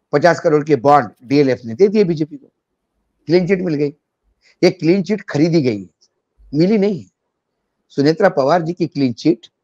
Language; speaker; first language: Hindi; non-native, local second language; Marathi